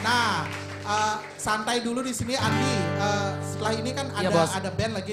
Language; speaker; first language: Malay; non-native, local second language; Balinese